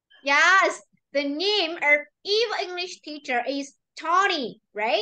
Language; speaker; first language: English; non-native, learner; Vietnamese